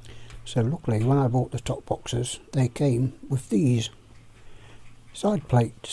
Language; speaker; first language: English; native; English